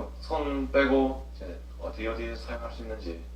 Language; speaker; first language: Korean; native; Korean